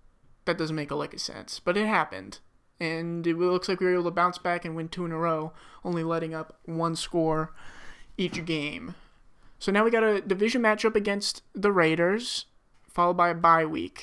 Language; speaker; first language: English; native; English